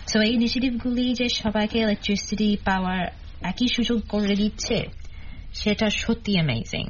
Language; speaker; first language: Bangla; early bilingual, heritage; Bangla